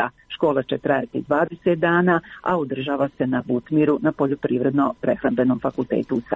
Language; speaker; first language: Croatian; native; Croatian